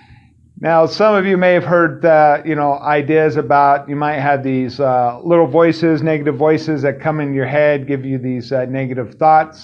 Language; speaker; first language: English; native; English